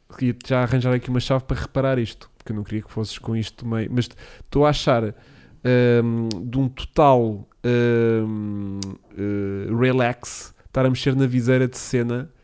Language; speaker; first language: Portuguese; native; Portuguese